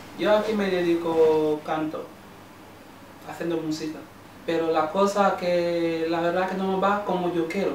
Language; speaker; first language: Spanish; non-native, learner; Wolof